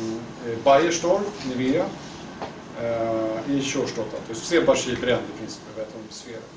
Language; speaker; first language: Russian; non-native, learner; Swedish